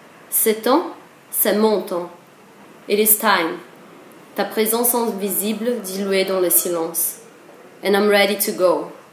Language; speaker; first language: French; non-native, fluent; Portuguese